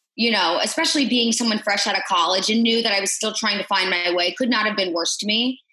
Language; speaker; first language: English; native; English